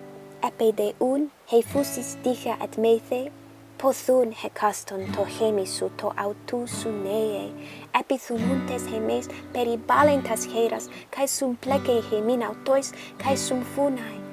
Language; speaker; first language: Greek; non-native, learner; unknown